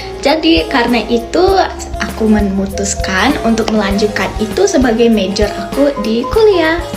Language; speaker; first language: Indonesian; non-native, fluent; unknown